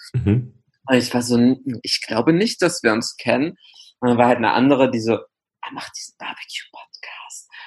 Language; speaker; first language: German; early bilingual, other home language; Arabic